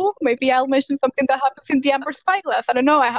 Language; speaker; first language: English; non-native, fluent; Spanish